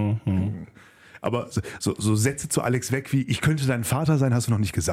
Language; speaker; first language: German; native; German